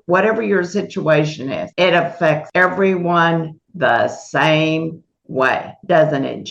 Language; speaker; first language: English; native; English